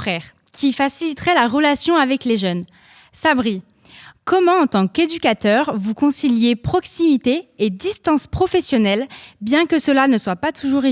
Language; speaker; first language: French; native; French